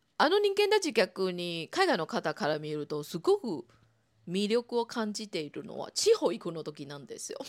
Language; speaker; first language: Japanese; non-native, fluent; Chinese